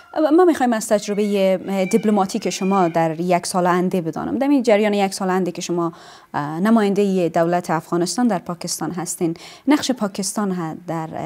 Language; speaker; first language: Persian; native; Persian